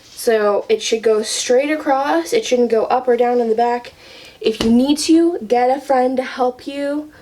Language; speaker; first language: English; native; English